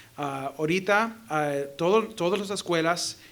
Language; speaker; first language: Spanish; early bilingual, heritage; Spanish